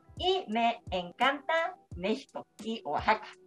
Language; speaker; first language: Spanish; non-native, learner; Japanese